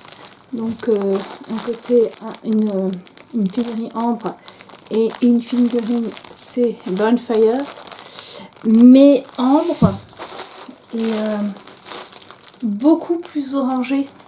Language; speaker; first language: French; native; French